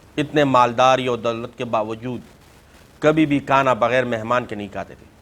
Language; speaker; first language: Urdu; non-native, local second language; Pashto